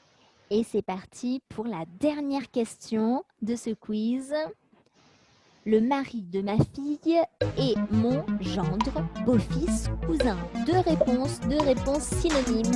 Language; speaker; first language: French; native; French